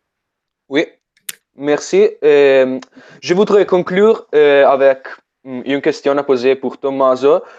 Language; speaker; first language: French; non-native, fluent; Italian